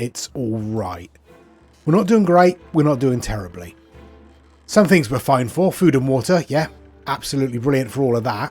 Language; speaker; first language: English; native; English